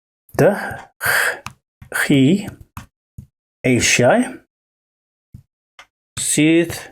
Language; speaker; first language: Welsh; non-native, learner; English